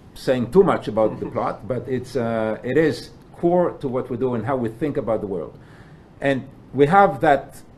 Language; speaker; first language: English; non-native, fluent; Hebrew